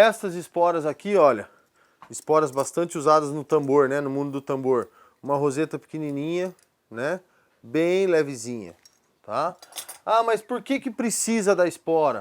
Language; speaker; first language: Portuguese; native; Portuguese